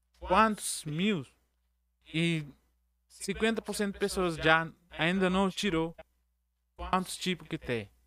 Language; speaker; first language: Portuguese; non-native, learner; Arabic